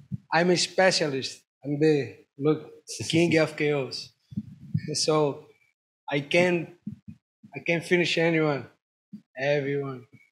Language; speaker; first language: English; non-native, learner; Portuguese